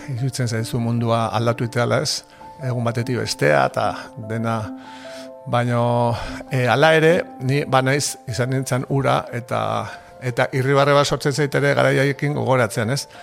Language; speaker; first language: Basque; native; Basque